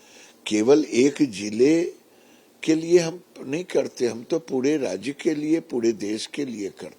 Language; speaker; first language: Hindi; native; Hindi